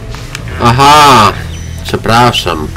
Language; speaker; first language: Polish; non-native, learner; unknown